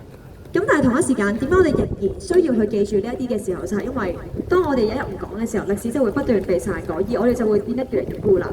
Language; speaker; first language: Cantonese; native; Cantonese